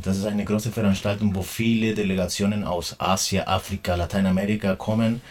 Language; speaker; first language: German; non-native, fluent; Spanish